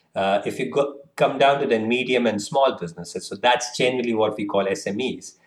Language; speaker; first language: English; non-native, local second language; Hindi